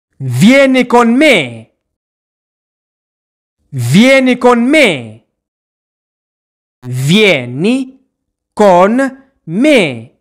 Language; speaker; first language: Italian; non-native, fluent; Arabic